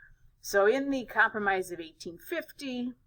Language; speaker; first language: English; native; English